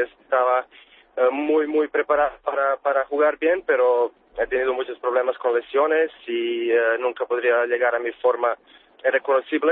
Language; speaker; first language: Spanish; non-native, fluent; Serbian